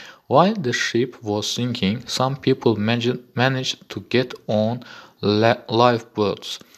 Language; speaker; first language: English; non-native, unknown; Azerbaijani